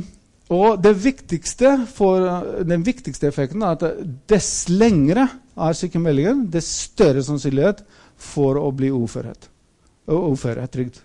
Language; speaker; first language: Norwegian; non-native, fluent; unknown